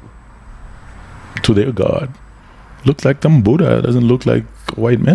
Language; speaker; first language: English; native; English